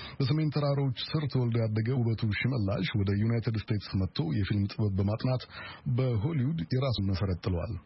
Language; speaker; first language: Amharic; native; Amharic